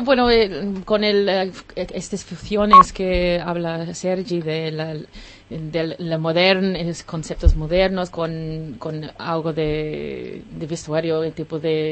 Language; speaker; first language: Spanish; non-native, learner; English